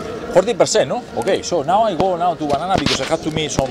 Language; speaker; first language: English; non-native, learner; Spanish